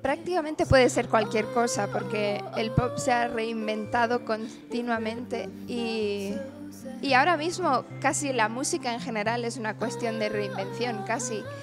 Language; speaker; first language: Spanish; early bilingual, other home language; English